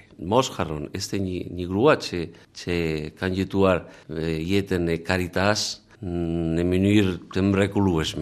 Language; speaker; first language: Albanian; non-native, learner; Spanish